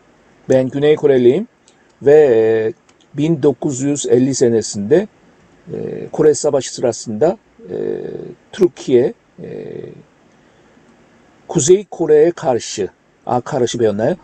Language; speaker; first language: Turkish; non-native, fluent; Korean